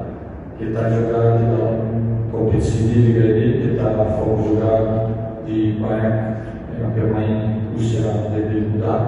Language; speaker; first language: Indonesian; non-native, fluent; Portuguese